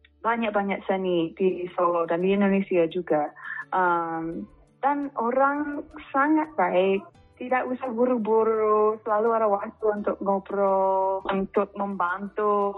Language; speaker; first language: Indonesian; non-native, fluent; English